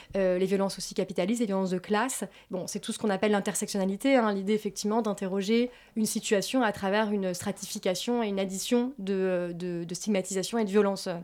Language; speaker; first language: French; native; French